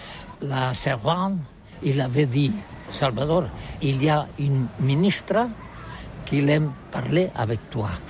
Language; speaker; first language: French; non-native, learner; Catalan